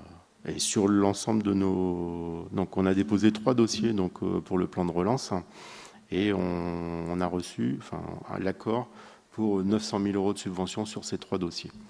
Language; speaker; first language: French; native; French